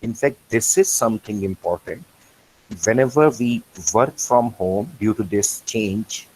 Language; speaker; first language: English; non-native, local second language; Urdu